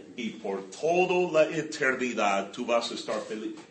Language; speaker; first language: Spanish; non-native, fluent; English